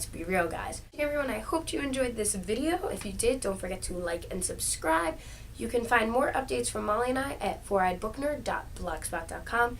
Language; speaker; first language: English; native; English